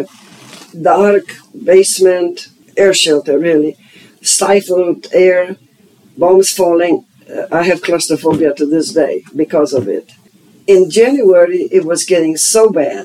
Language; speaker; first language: English; non-native, fluent; German